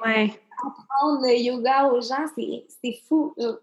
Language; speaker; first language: French; native; French